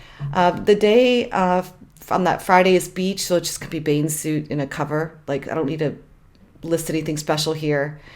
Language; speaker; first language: English; native; English